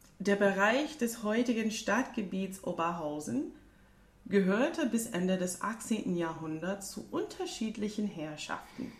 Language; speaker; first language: German; non-native, learner; English